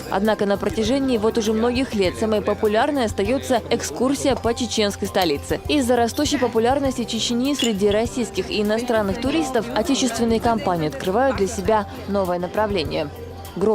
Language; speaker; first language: Russian; native; Russian